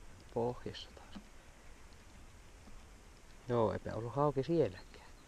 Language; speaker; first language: Finnish; native; Finnish